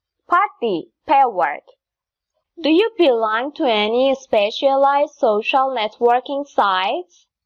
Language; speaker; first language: English; non-native, fluent; Persian